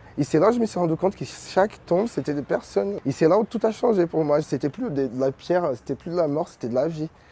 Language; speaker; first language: French; non-native, fluent; Portuguese